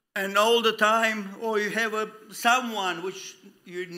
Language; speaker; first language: English; non-native, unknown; Romanian